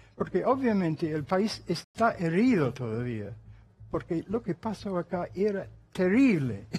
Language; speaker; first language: Spanish; non-native, fluent; English